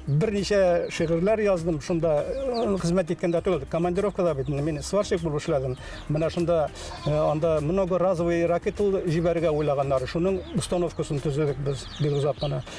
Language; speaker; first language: Tatar; native; Tatar